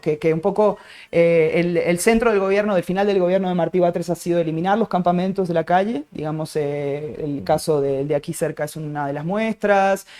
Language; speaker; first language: Spanish; native; Spanish